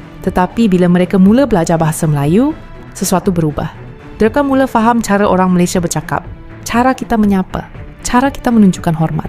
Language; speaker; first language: Malay; native; Malay